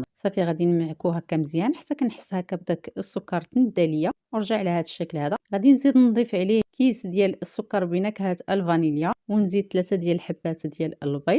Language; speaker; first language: Arabic; native; Arabic